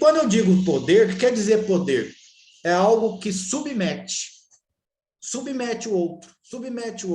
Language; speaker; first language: Portuguese; native; Portuguese